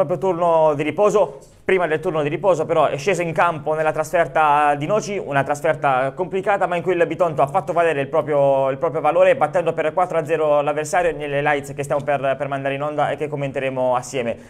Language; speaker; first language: Italian; native; Italian